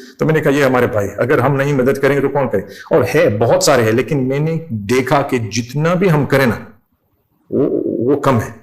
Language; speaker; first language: Urdu; non-native, fluent; English